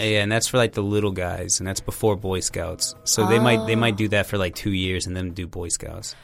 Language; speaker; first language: English; native; English